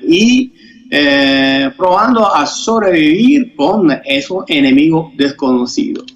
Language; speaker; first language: Spanish; non-native, fluent; Italian